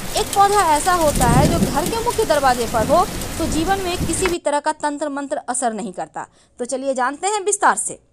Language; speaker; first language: Hindi; native; Hindi